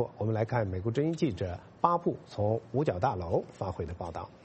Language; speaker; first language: Chinese; native; Chinese